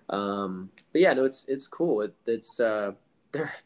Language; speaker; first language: English; native; English